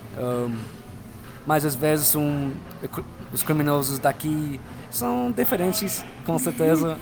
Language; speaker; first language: Portuguese; non-native, learner; English